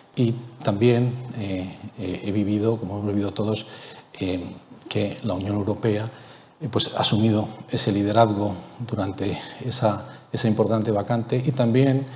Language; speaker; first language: Spanish; native; Spanish